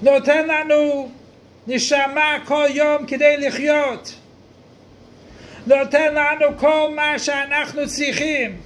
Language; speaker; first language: Hebrew; non-native, fluent; English